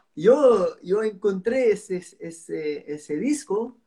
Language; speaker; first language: Spanish; non-native, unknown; French